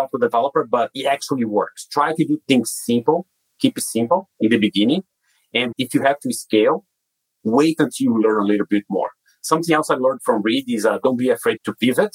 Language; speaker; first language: English; non-native, fluent; Portuguese